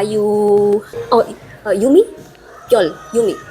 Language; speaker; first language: Korean; non-native, learner; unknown